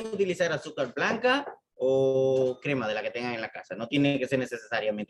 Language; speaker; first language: Spanish; native; Spanish